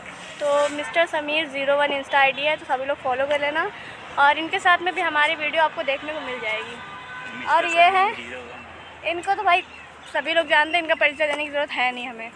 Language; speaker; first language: Hindi; native; Hindi